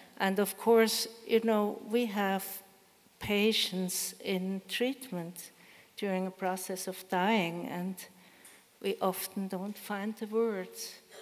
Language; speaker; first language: English; non-native, fluent; German